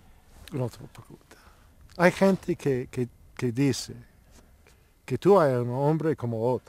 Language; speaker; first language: Spanish; non-native, learner; English